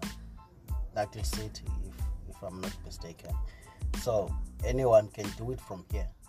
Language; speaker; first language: English; non-native, local second language; Xhosa